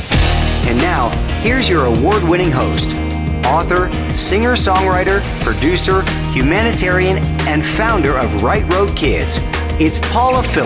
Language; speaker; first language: English; native; English